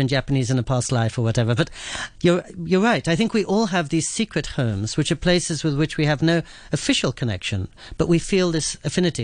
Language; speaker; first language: English; native; English